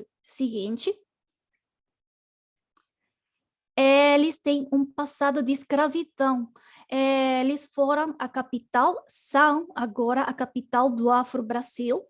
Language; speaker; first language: Portuguese; non-native, learner; Spanish